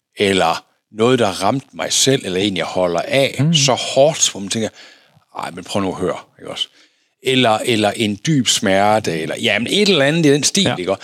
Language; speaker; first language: Danish; native; Danish